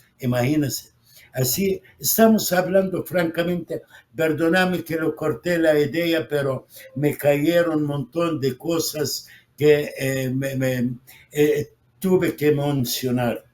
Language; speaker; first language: Spanish; non-native, fluent; Arabic